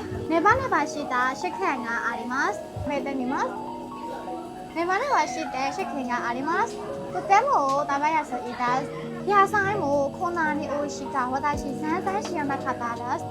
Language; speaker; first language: Japanese; non-native, learner; Burmese